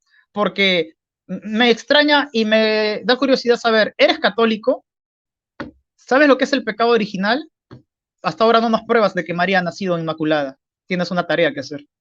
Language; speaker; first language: Spanish; native; Spanish